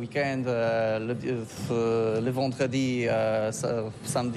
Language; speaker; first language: French; non-native, learner; Polish